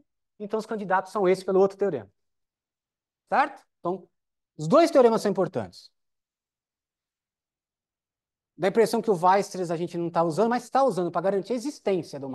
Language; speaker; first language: Portuguese; native; Portuguese